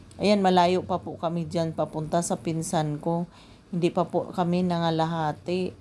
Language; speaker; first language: Filipino; non-native, local second language; Cebuano